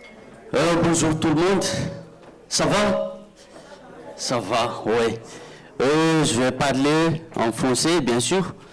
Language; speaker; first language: French; non-native, learner; English